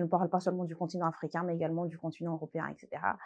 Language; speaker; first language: French; non-native, local second language; Malagasy